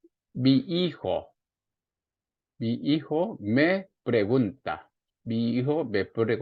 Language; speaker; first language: Spanish; non-native, fluent; Korean